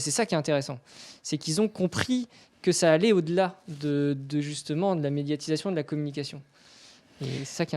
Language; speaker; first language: French; native; French